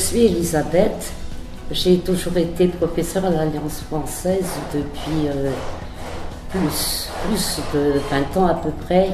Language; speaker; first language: French; non-native, local second language; Malagasy